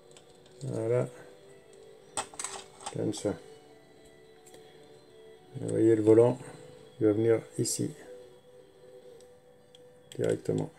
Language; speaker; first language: French; native; French